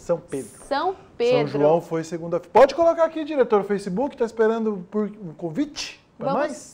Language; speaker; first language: Portuguese; native; Portuguese